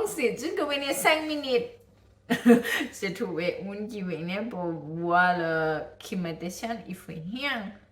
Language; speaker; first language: French; non-native, learner; Thai